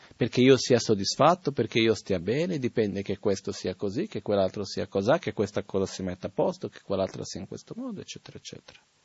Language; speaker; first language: Italian; non-native, fluent; Portuguese